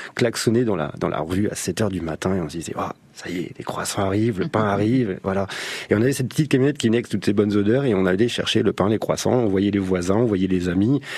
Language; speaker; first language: French; native; French